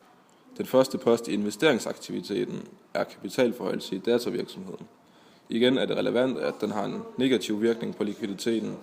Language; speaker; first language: Danish; native; Danish